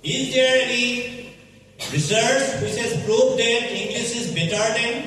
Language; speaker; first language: English; non-native, local second language; Assamese